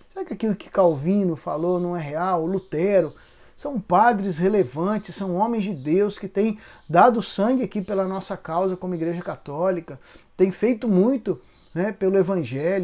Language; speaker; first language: Portuguese; native; Portuguese